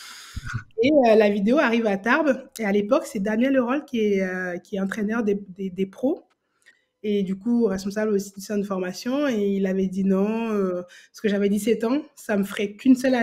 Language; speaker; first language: French; native; French